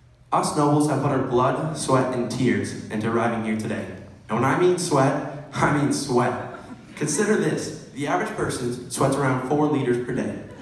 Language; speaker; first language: English; native; English